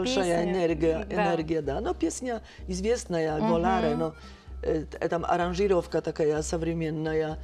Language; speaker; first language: Russian; non-native, fluent; Polish